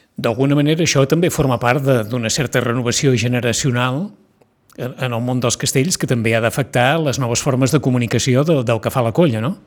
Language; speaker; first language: Catalan; native; Catalan